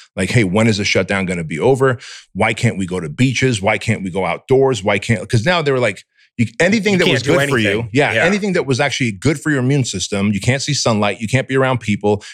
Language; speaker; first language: English; early bilingual, other home language; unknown